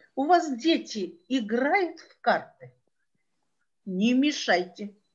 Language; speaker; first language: Russian; non-native, local second language; Kyrgyz